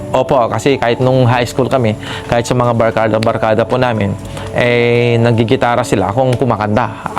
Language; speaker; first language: Filipino; non-native, local second language; Maguindanaon